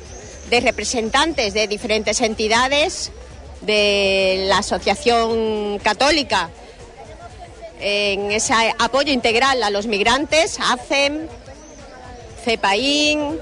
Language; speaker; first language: Spanish; native; Spanish